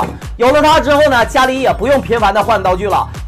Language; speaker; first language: Chinese; native; Chinese